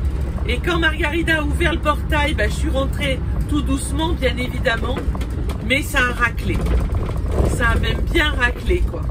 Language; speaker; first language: French; native; French